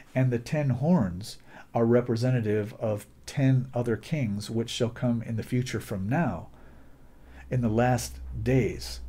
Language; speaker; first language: English; native; English